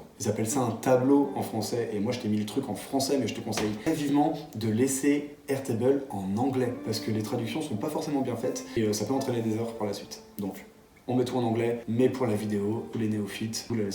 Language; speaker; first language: French; native; French